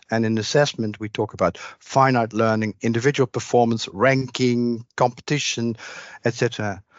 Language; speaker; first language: English; non-native, fluent; Dutch